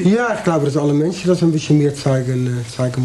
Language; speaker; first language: German; non-native, fluent; Dutch